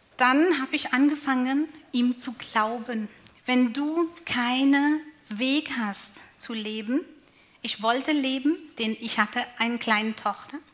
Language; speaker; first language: German; non-native, fluent; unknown